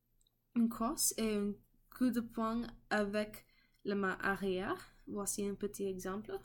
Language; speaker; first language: French; non-native, learner; English